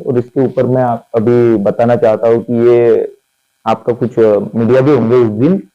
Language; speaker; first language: Hindi; non-native, local second language; Marathi